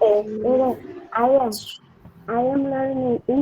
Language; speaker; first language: English; non-native, learner; Indonesian